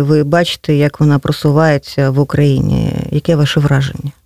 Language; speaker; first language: Ukrainian; native; Ukrainian